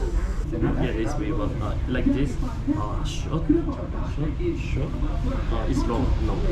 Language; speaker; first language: English; non-native, learner; Korean